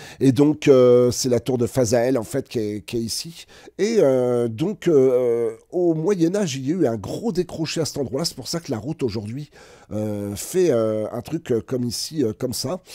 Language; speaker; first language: French; native; French